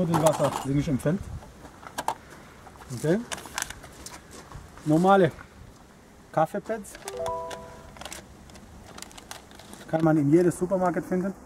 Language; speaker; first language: German; non-native, learner; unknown